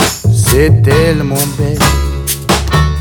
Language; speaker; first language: French; non-native, learner; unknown